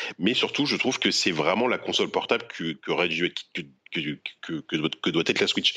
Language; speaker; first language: French; native; French